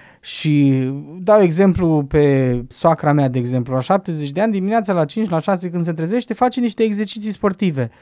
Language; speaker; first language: Romanian; native; Romanian